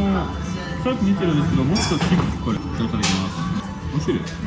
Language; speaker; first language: Japanese; non-native, learner; French